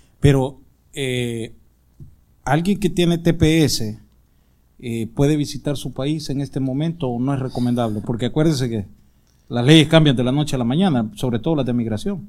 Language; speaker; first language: Spanish; native; Spanish